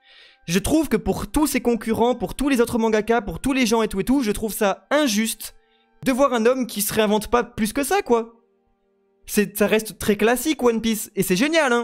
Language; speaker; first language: French; native; French